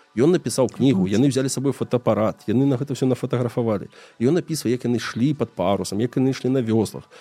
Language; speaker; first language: Belarusian; non-native, local second language; Russian